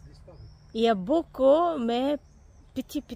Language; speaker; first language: French; non-native, learner; Filipino